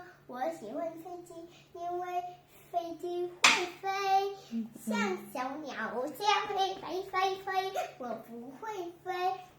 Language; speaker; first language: Chinese; non-native, learner; Vietnamese